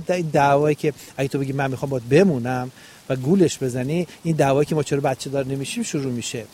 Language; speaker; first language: Persian; native; Persian